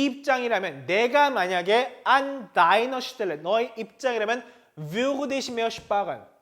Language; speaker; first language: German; non-native, fluent; Korean